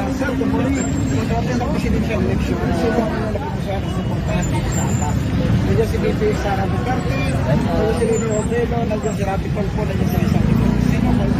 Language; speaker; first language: Filipino; native; Filipino